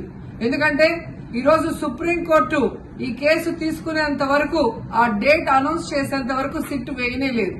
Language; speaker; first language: Telugu; native; Telugu